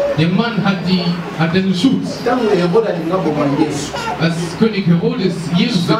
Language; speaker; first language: German; non-native, learner; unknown